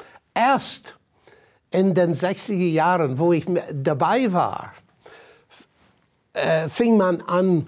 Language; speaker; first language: German; non-native, fluent; English